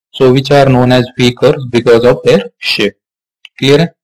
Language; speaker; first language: Hindi; non-native, local second language; Marathi